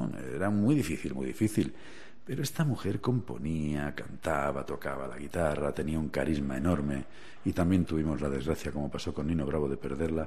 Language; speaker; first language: Spanish; native; Spanish